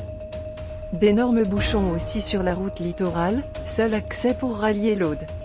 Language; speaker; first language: French; native; French